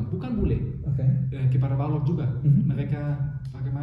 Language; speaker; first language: Indonesian; non-native, fluent; German